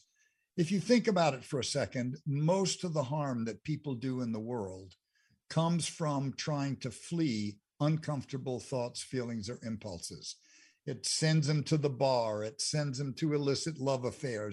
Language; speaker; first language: English; native; English